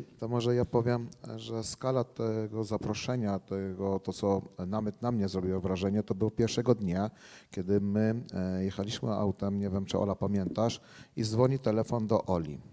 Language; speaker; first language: Polish; non-native, fluent; Armenian